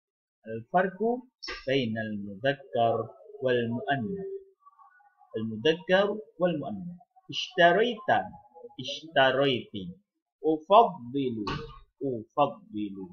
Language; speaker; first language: Arabic; non-native, fluent; Indonesian